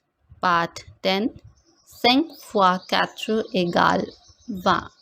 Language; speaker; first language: French; non-native, fluent; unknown